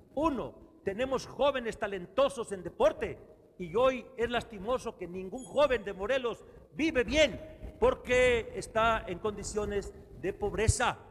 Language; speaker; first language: Spanish; native; Spanish